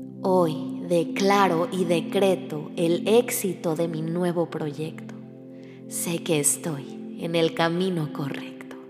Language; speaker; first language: Spanish; native; Spanish